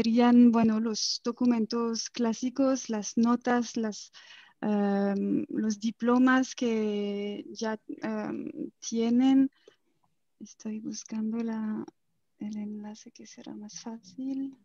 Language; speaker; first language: Spanish; non-native, fluent; French